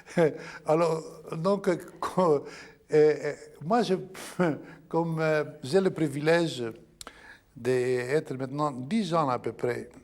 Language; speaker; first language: French; non-native, fluent; Greek